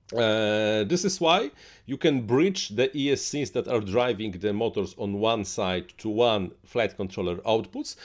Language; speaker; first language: English; non-native, fluent; Polish